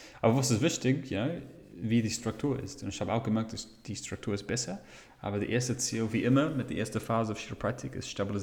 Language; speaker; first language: German; non-native, fluent; English